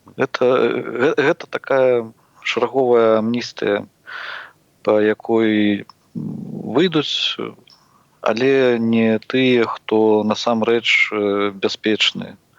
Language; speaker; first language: Belarusian; native; Belarusian